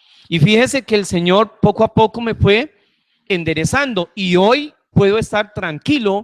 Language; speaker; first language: Spanish; native; Spanish